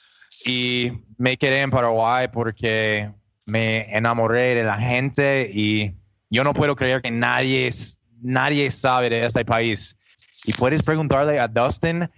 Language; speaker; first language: Spanish; non-native, learner; English